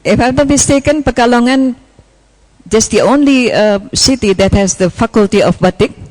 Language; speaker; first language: English; non-native, fluent; Indonesian